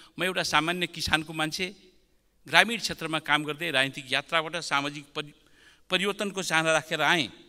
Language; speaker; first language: Nepali; native; Nepali